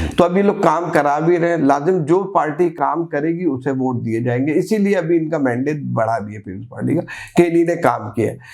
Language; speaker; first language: Urdu; native; Urdu